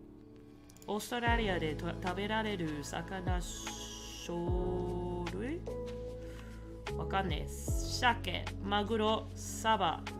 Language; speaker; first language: Japanese; non-native, learner; English